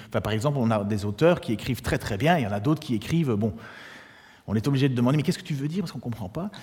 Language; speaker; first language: French; native; French